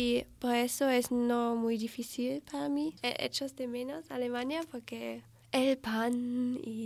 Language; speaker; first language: Spanish; non-native, learner; German